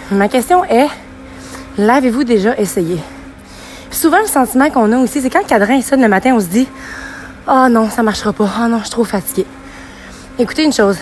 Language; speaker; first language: French; native; French